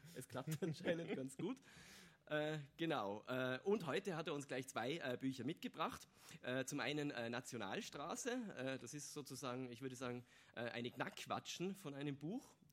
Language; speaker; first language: German; native; German